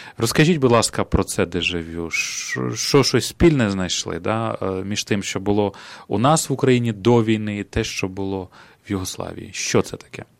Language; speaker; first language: Ukrainian; native; Ukrainian